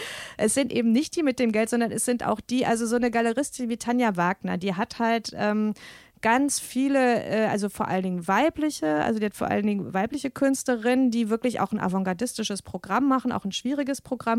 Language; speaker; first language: German; native; German